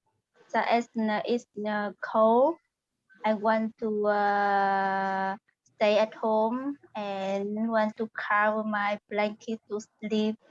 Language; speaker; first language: English; non-native, learner; Vietnamese